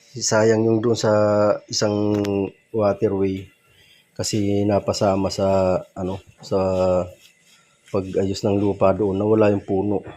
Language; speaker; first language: Filipino; non-native, local second language; Bikol